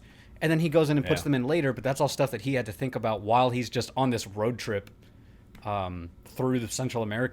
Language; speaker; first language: English; native; English